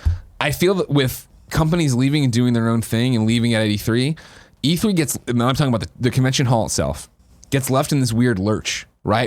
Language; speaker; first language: English; native; English